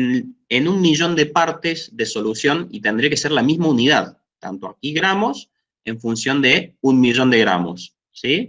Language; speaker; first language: Spanish; native; Spanish